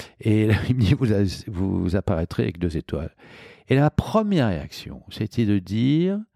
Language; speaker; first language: French; native; French